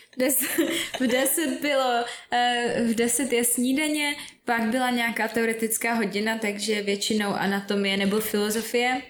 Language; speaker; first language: Czech; native; Czech